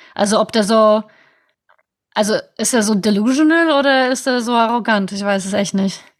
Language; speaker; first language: German; non-native, fluent; Polish